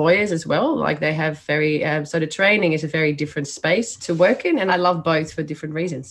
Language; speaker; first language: English; non-native, fluent; Dutch